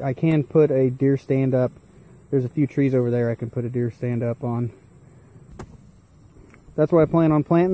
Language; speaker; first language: English; native; English